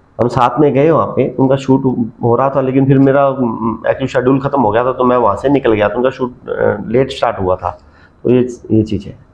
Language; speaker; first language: Hindi; non-native, local second language; Punjabi